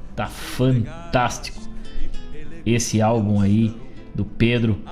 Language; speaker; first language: Portuguese; native; Portuguese